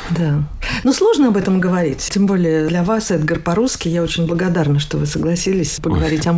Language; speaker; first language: Russian; native; Russian